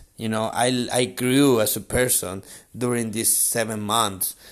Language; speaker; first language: English; non-native, fluent; Spanish